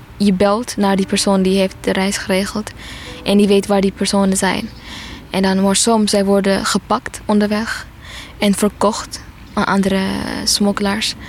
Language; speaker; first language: Dutch; non-native, fluent; Tigrinya